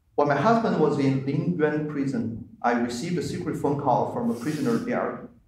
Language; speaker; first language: English; non-native, fluent; Chinese